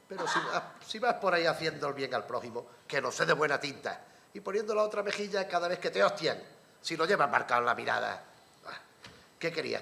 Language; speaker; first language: Spanish; native; Spanish